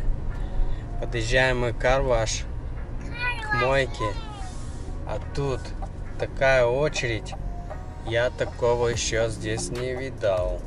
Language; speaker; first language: Russian; native; Russian